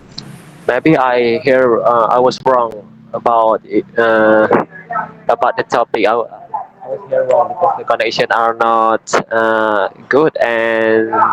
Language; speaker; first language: English; non-native, learner; Indonesian